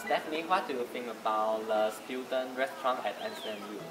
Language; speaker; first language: English; non-native, learner; Chinese